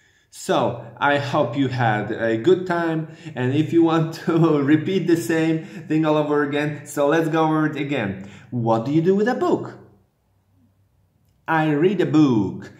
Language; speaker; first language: English; non-native, fluent; Polish